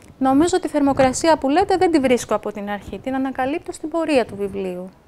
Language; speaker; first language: Greek; native; Greek